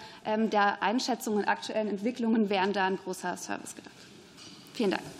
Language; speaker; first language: German; native; German